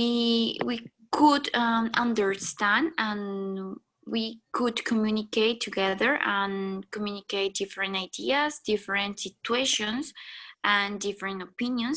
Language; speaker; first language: English; non-native, learner; Spanish